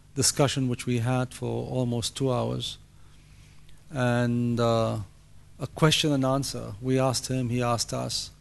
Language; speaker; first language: English; non-native, fluent; Arabic